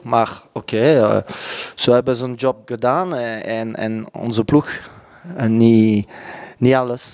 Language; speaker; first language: Dutch; non-native, local second language; French